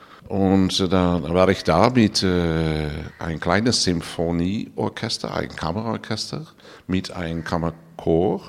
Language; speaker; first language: German; non-native, learner; Dutch